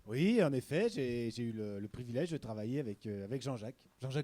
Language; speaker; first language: French; native; French